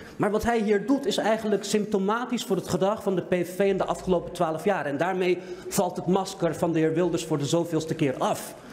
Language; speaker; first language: Dutch; early bilingual, other home language; Turkish